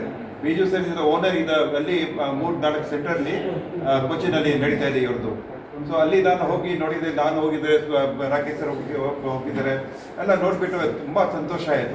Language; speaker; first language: Kannada; non-native, local second language; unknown